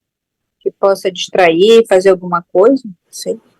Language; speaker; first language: Portuguese; native; Portuguese